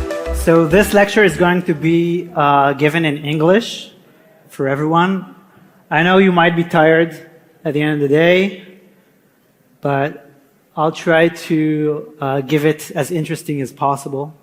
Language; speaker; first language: English; non-native, fluent; Hebrew